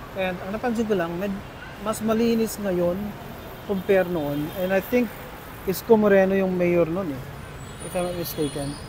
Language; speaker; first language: Filipino; native; Filipino